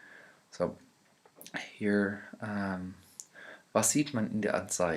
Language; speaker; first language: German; non-native, fluent; English